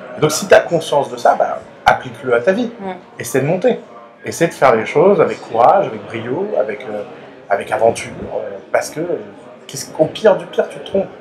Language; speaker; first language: French; early bilingual, other home language; Arabic